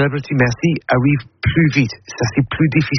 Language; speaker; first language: French; non-native, learner; English